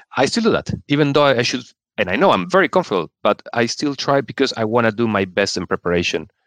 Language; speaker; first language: English; non-native, fluent; Spanish